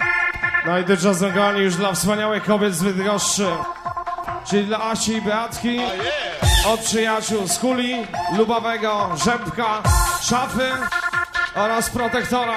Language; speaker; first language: Polish; native; Polish